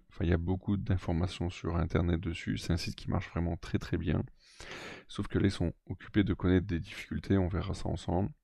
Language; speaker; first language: French; native; French